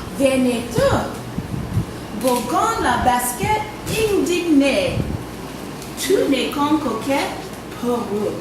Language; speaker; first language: French; non-native, fluent; English